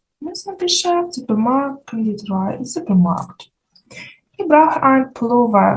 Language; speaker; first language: German; non-native, fluent; Ukrainian